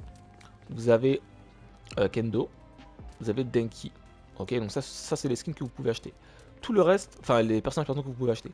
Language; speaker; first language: French; native; French